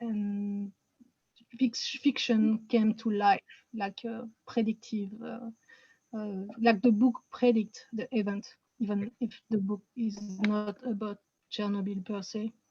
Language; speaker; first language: English; non-native, fluent; French